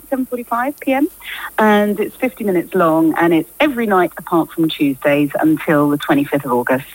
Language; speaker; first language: English; native; English